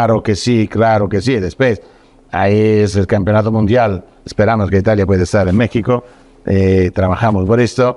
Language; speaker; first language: Spanish; non-native, fluent; Italian